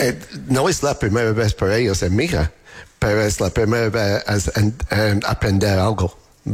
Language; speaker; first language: Spanish; non-native, learner; English